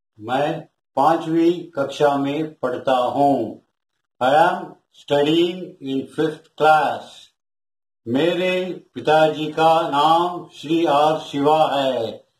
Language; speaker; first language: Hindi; non-native, local second language; Tamil